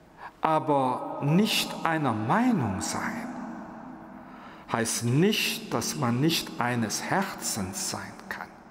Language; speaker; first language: German; non-native, local second language; Luxembourgish